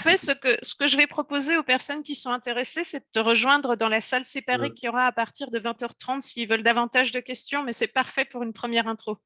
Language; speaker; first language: French; native; French